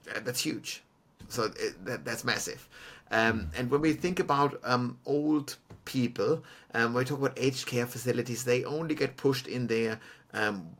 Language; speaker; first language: English; non-native, fluent; German